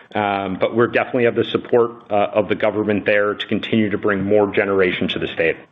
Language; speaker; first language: English; native; English